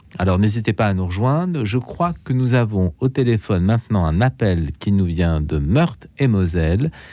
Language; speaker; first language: French; native; French